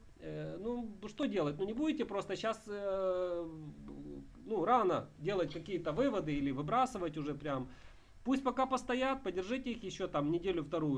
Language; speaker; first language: Russian; native; Russian